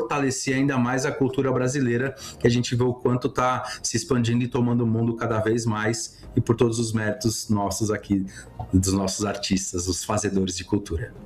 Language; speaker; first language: Portuguese; native; Portuguese